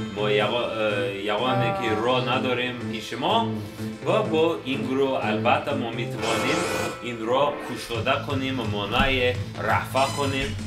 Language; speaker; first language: Persian; non-native, learner; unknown